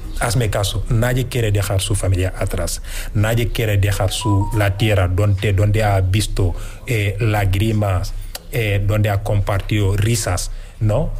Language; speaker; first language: Spanish; non-native, fluent; Wolof